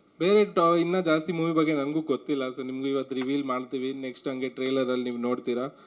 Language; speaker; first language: Kannada; non-native, local second language; Marwari